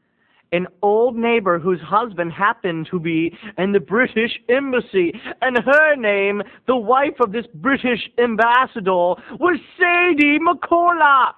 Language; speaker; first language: English; native; English